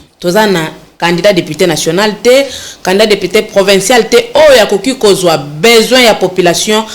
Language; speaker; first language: Lingala; non-native, local second language; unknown